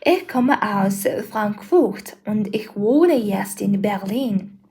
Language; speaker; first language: German; non-native, learner; Mongolian